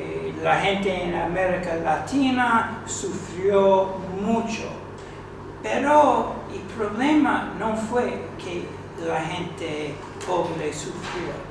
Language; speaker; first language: Spanish; non-native, fluent; English